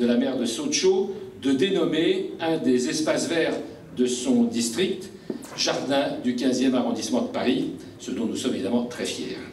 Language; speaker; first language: French; native; French